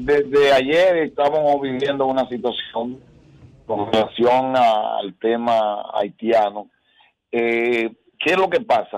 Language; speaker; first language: Spanish; native; Spanish